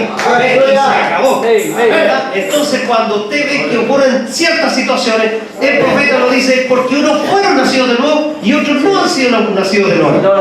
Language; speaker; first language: Spanish; native; Spanish